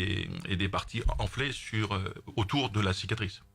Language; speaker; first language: French; native; French